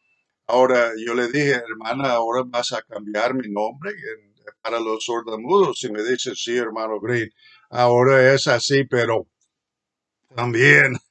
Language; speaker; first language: Spanish; non-native, fluent; English